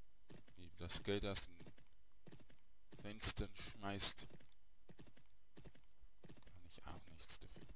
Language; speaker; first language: German; native; German